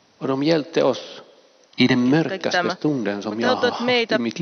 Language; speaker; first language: Swedish; non-native, fluent; Finnish